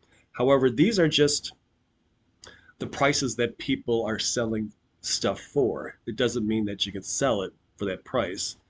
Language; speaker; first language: English; native; English